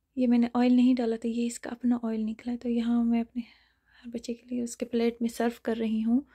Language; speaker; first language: Urdu; non-native, fluent; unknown